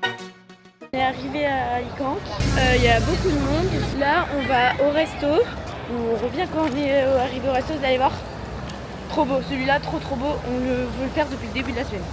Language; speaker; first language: French; native; French